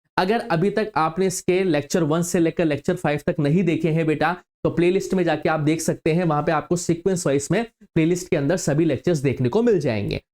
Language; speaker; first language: Hindi; native; Hindi